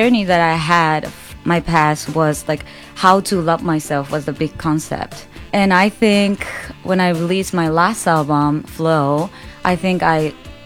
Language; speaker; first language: English; non-native, fluent; Japanese